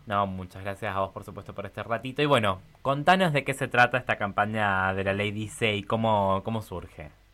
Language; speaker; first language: Spanish; native; Spanish